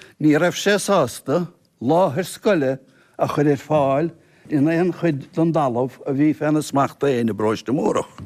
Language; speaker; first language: Irish; native; Irish